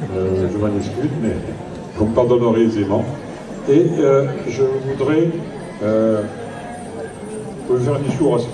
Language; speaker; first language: French; native; French